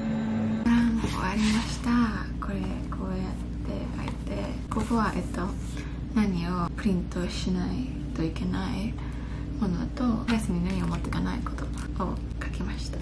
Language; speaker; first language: Japanese; early bilingual, heritage; English